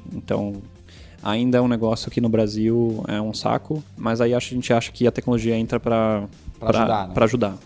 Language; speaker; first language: Portuguese; non-native, fluent; German